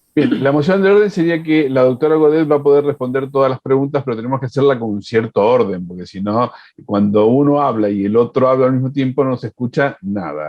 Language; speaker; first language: Spanish; native; Spanish